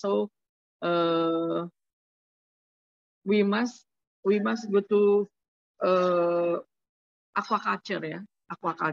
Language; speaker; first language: English; non-native, learner; Indonesian